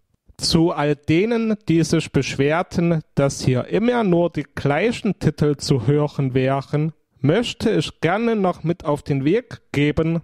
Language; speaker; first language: German; native; German